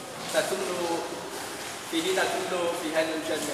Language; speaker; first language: Arabic; non-native, learner; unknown